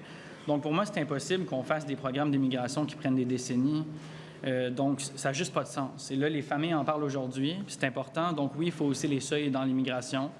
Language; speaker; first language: French; native; French